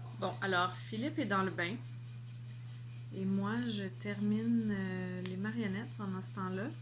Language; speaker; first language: French; native; French